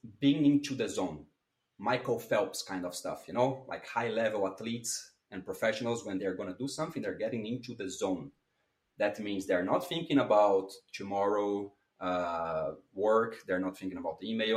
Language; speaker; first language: English; non-native, fluent; Portuguese